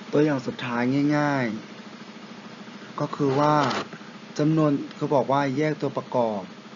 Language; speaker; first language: Thai; non-native, local second language; Pattani Malay